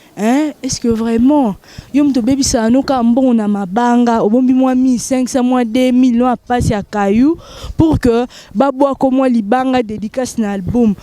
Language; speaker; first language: Lingala; native; Lingala